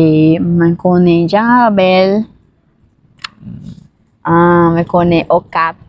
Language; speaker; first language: French; non-native, learner; Spanish